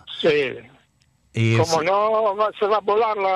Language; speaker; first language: Spanish; early bilingual, heritage; Hebrew